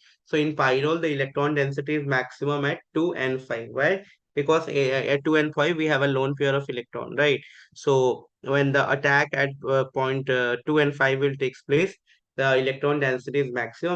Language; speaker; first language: English; non-native, local second language; Hindi